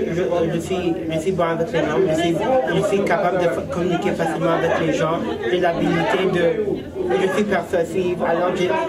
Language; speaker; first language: French; early bilingual, other home language; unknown